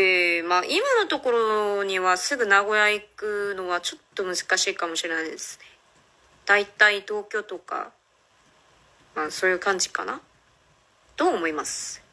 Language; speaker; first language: Japanese; non-native, fluent; Korean